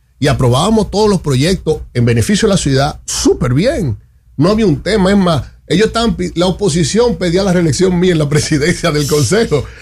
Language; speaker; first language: Spanish; native; Spanish